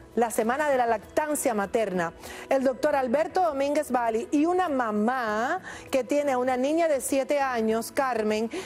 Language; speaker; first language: Spanish; native; Spanish